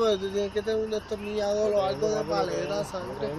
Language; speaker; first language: Spanish; native; Spanish